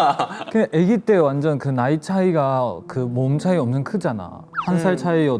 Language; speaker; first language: Korean; non-native, fluent; Chinese